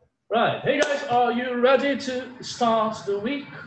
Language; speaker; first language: English; non-native, fluent; Portuguese